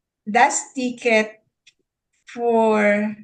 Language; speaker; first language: German; non-native, learner; Filipino